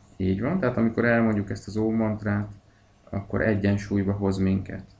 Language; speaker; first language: Hungarian; native; Hungarian